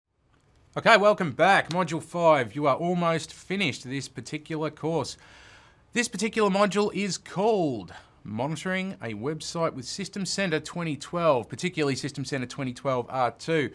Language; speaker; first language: English; native; English